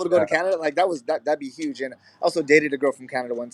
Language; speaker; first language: English; native; English